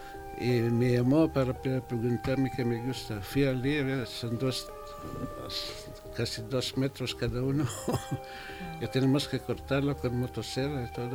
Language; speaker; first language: Spanish; non-native, fluent; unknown